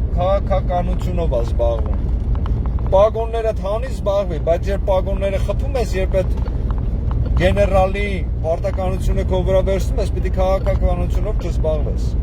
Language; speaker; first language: Armenian; native; Armenian